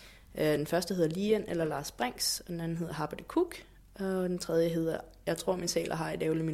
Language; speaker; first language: Danish; native; Danish